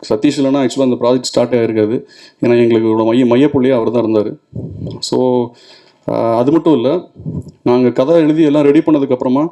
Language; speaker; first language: Tamil; native; Tamil